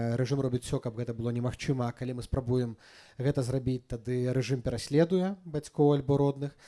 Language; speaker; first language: Belarusian; native; Belarusian